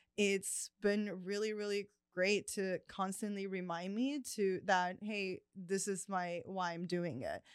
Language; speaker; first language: English; early bilingual, other home language; Chinese